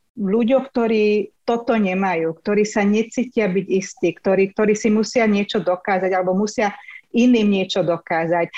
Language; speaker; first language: Slovak; non-native, local second language; Hungarian